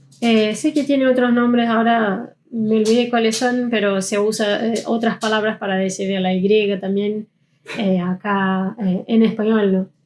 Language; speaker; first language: Spanish; non-native, fluent; German